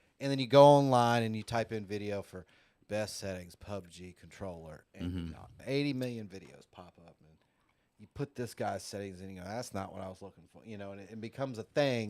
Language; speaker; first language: English; native; English